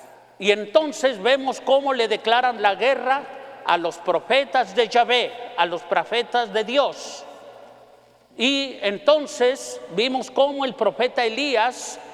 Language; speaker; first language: Spanish; native; Spanish